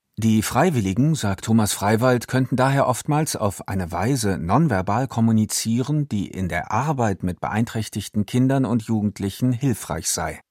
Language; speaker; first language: German; native; German